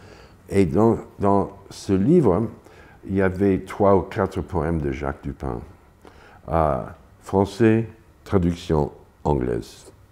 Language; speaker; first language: French; non-native, fluent; English